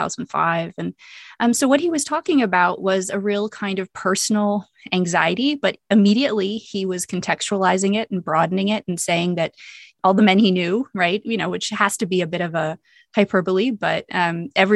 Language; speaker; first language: English; native; English